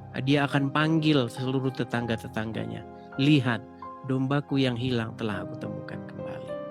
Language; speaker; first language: Indonesian; native; Indonesian